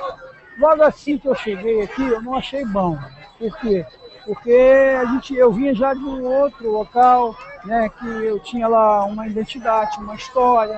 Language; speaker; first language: Portuguese; native; Portuguese